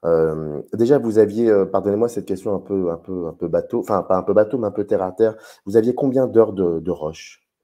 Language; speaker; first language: French; native; French